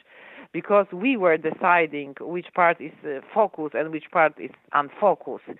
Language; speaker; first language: English; non-native, fluent; Polish